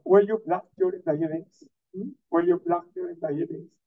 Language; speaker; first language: English; non-native, local second language; Filipino